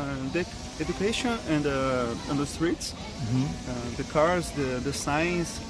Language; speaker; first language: English; non-native, learner; Portuguese